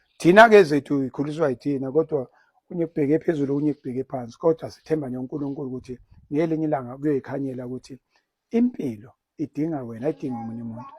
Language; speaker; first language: Zulu; native; Zulu